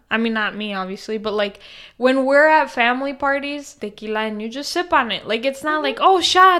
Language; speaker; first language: English; early bilingual, other home language; Spanish